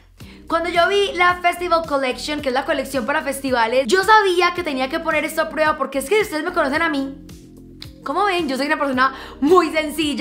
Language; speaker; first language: Spanish; native; Spanish